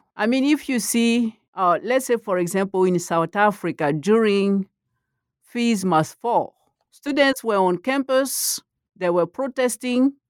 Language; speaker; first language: English; non-native, fluent; Mandingo